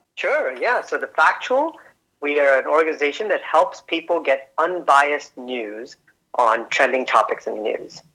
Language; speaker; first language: English; early bilingual, other home language; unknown